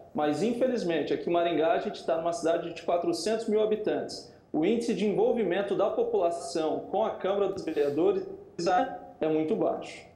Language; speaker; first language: Portuguese; native; Portuguese